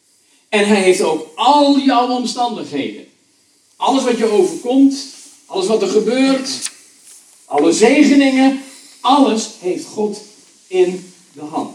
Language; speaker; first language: Dutch; native; Dutch